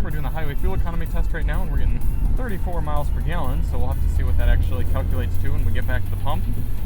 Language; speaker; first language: English; native; English